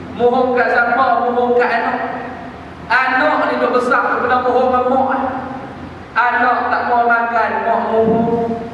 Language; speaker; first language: Malay; native; Malay